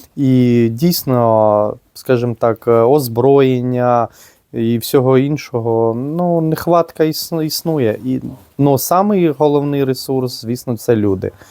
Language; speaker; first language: Ukrainian; non-native, local second language; Russian